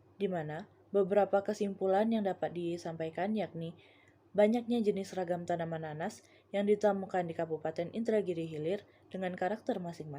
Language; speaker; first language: Indonesian; native; Indonesian